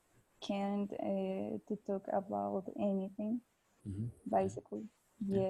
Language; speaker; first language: English; non-native, learner; Spanish